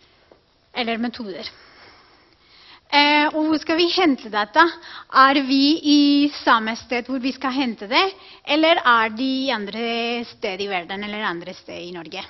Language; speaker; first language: Norwegian; non-native, fluent; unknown